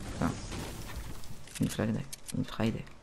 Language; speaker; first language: English; non-native, learner; French